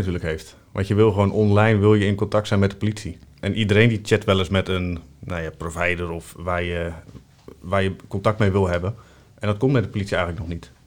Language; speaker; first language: Dutch; native; Dutch